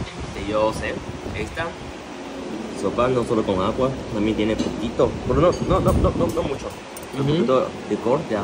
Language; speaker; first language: Spanish; non-native, learner; Chinese